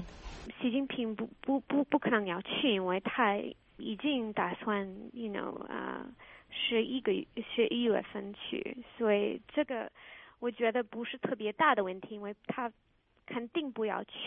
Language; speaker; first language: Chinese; non-native, fluent; English